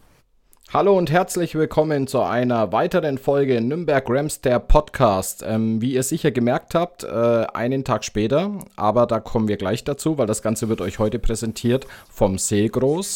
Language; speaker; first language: German; native; German